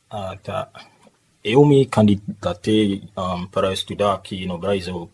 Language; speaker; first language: Portuguese; non-native, learner; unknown